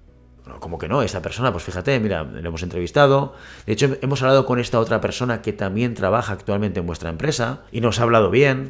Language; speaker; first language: Spanish; native; Spanish